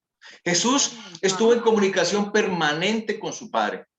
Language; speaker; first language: Spanish; native; Spanish